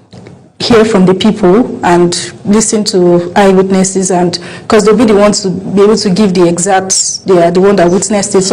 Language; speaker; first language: English; non-native, local second language; Yoruba